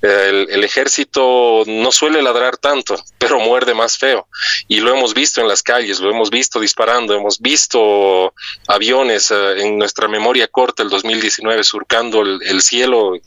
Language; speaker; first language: Spanish; native; Spanish